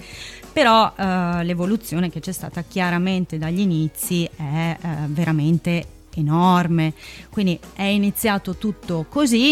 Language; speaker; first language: Italian; native; Italian